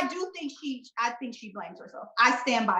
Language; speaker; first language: English; native; English